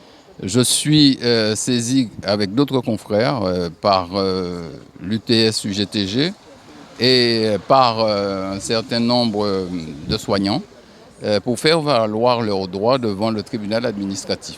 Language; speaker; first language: French; native; French